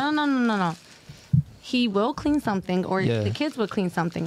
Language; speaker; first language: English; native; English